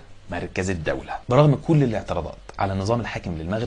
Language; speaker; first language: Arabic; native; Arabic